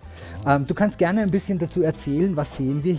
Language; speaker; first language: German; native; German